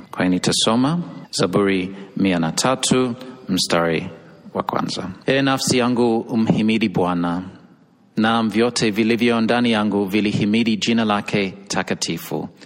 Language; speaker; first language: Swahili; non-native, fluent; English